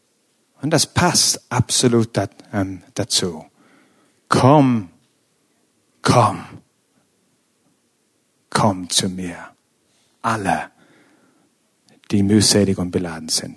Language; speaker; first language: German; non-native, fluent; English